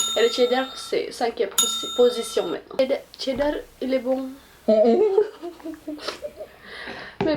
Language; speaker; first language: French; non-native, learner; Indonesian